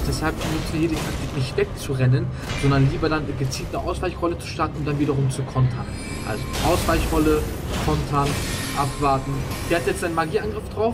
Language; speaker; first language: German; native; German